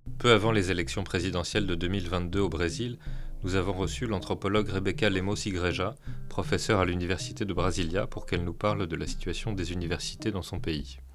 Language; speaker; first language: French; native; French